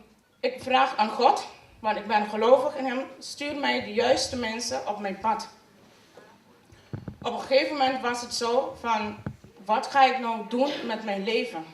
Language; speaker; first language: Dutch; non-native, local second language; Papiamento